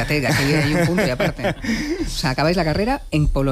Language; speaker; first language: Spanish; native; Spanish